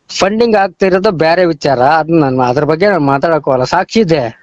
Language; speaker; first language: Kannada; native; Kannada